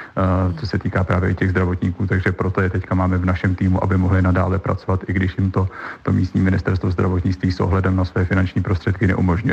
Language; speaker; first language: Czech; native; Czech